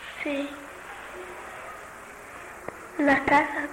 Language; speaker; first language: Spanish; non-native, learner; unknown